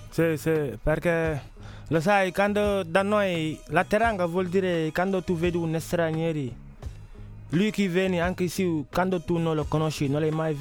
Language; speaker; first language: Italian; non-native, learner; Wolof